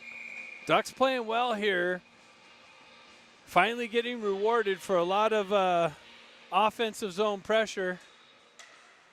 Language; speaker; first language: English; native; English